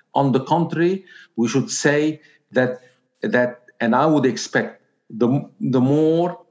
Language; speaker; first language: English; non-native, fluent; Arabic